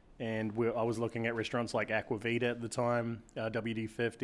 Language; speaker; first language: English; native; English